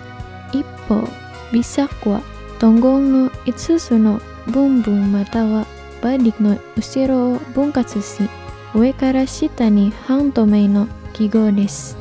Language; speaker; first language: Japanese; non-native, fluent; Indonesian